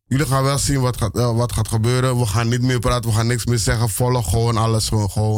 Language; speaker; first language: Dutch; native; Dutch